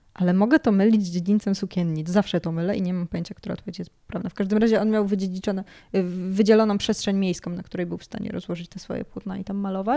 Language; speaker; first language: Polish; native; Polish